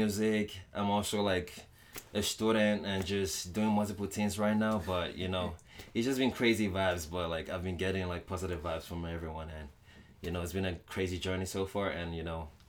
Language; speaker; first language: English; non-native, local second language; Yoruba